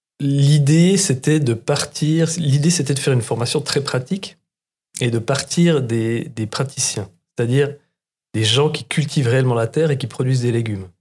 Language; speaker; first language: French; native; French